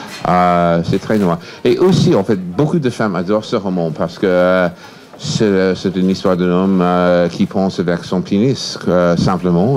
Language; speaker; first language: French; non-native, fluent; English